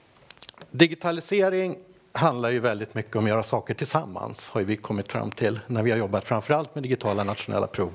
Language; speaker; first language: Swedish; native; Swedish